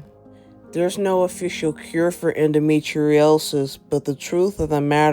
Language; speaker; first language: English; native; English